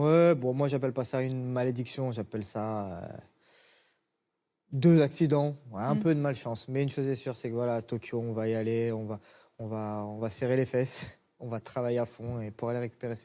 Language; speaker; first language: French; native; French